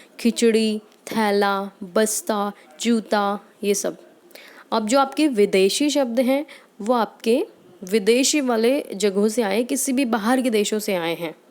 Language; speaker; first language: Hindi; native; Hindi